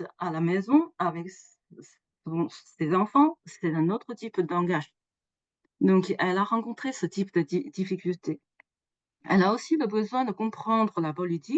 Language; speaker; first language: French; non-native, fluent; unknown